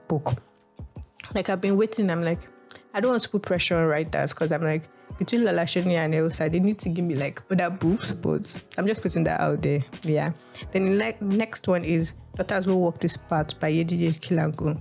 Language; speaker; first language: English; non-native, local second language; Yoruba